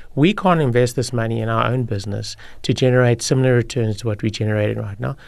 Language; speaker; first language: English; native; English